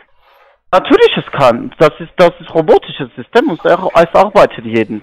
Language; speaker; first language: German; non-native, learner; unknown